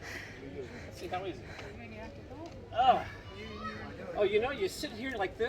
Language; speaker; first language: English; native; English